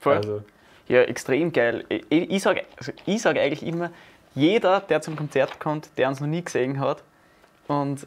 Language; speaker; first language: German; native; German